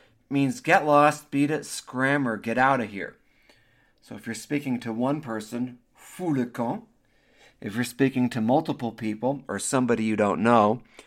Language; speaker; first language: English; native; English